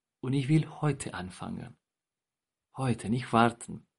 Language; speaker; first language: German; non-native, fluent; Spanish